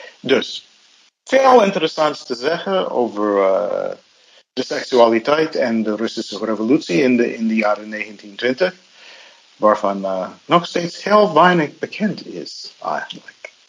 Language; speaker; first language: Dutch; non-native, fluent; English